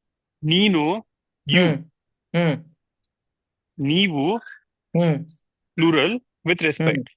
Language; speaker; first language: Kannada; non-native, learner; Telugu